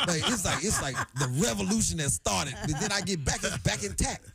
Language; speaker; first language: English; native; English